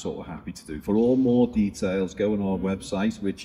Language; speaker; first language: English; native; English